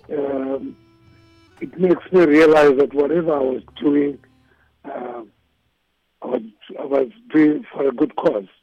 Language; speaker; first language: English; non-native, local second language; Shona